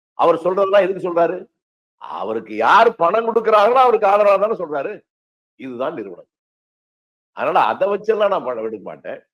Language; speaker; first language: Tamil; native; Tamil